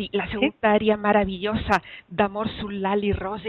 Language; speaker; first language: Spanish; native; Spanish